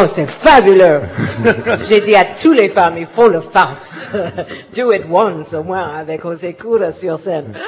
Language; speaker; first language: French; non-native, learner; English